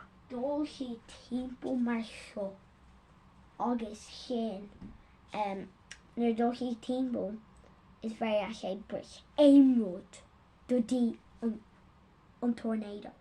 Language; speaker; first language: Irish; non-native, local second language; English